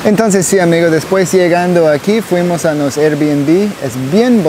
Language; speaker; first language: Spanish; non-native, learner; English